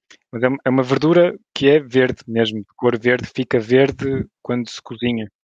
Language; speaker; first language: Portuguese; native; Portuguese